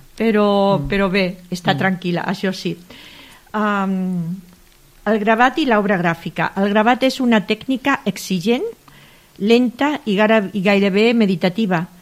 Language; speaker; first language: Catalan; native; Catalan